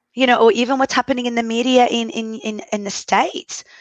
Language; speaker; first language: English; early bilingual, other home language; Arabic